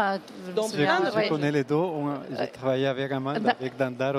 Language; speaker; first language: French; non-native, fluent; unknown